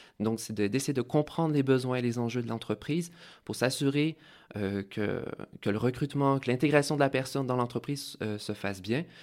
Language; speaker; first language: French; native; French